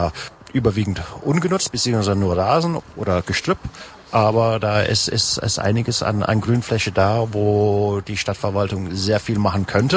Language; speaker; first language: German; native; German